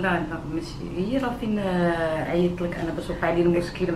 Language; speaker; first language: Arabic; native; Arabic